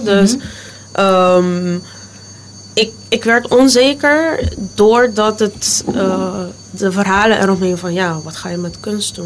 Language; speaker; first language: Dutch; non-native, local second language; Papiamento